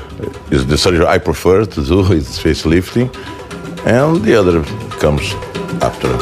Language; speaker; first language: English; non-native, fluent; Portuguese